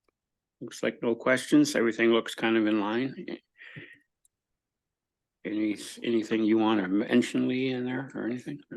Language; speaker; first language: English; native; English